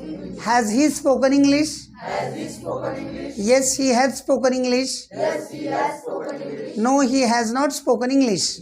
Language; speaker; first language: English; non-native, local second language; Marathi